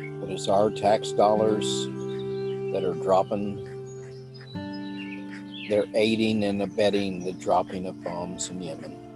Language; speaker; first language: English; native; English